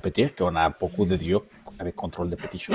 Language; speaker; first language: French; non-native, learner; Spanish